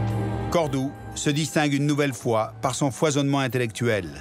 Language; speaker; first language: French; native; French